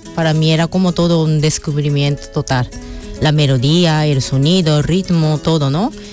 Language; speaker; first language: Spanish; non-native, fluent; Japanese